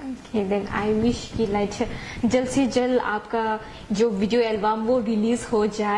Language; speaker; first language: Hindi; non-native, local second language; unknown